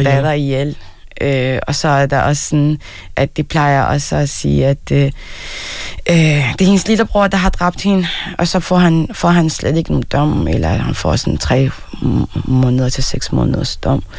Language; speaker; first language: Danish; early bilingual, other home language; Arabic